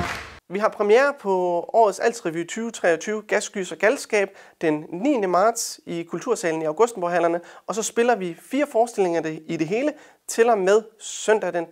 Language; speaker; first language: Danish; native; Danish